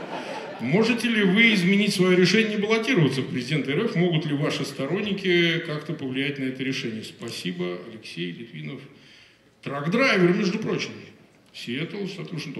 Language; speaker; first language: Russian; native; Russian